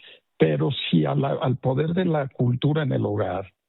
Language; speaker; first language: Spanish; native; Spanish